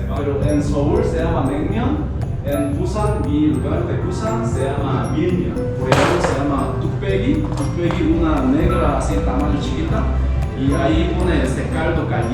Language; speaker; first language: Spanish; non-native, learner; Korean